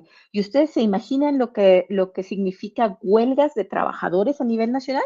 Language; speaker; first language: Spanish; native; Spanish